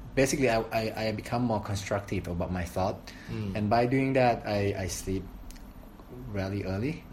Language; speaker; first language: English; non-native, fluent; Thai